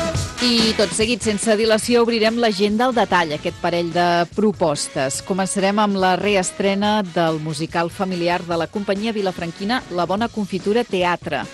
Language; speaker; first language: Catalan; native; Catalan